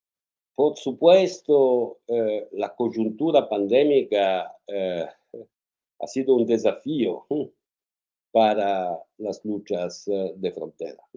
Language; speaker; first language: Spanish; non-native, fluent; Italian